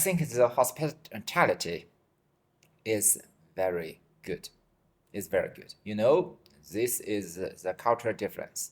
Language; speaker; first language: English; non-native, fluent; Chinese